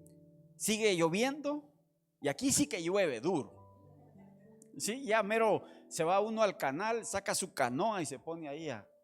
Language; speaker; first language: Spanish; native; Spanish